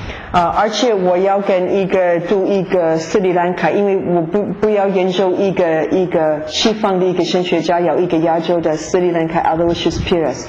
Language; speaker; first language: Chinese; non-native, fluent; English